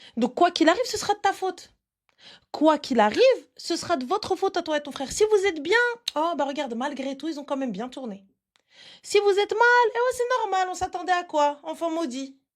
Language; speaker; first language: French; native; French